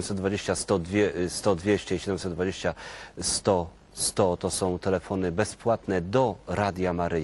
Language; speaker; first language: Polish; native; Polish